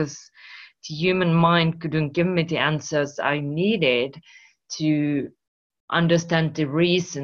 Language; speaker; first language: English; non-native, fluent; Finnish